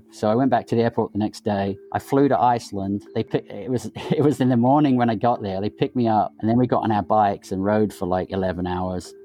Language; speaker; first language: English; native; English